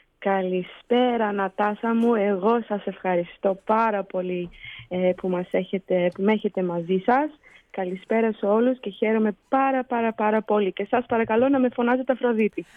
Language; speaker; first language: Greek; early bilingual, heritage; Greek